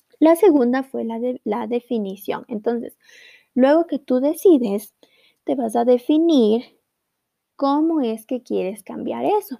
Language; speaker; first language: Spanish; native; Spanish